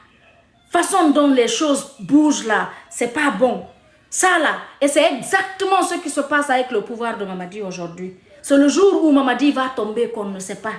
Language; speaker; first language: French; non-native, local second language; Mandingo